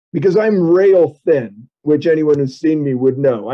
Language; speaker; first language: English; native; English